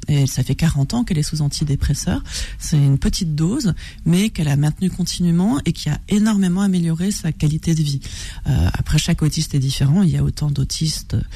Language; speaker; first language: French; native; French